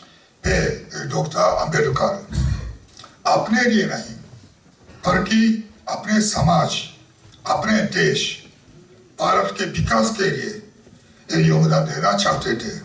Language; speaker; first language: Hindi; non-native, fluent; Japanese